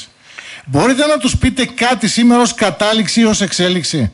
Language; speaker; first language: Greek; native; Greek